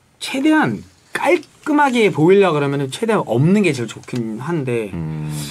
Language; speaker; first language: Korean; early bilingual, heritage; Korean